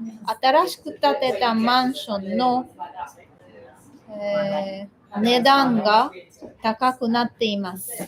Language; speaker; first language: Japanese; non-native, learner; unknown